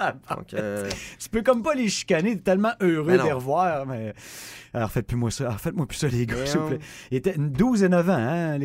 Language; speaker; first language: French; native; French